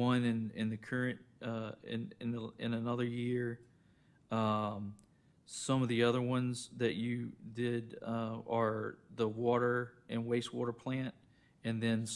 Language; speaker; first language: English; native; English